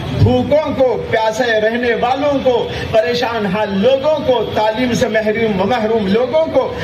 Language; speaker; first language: Urdu; native; Urdu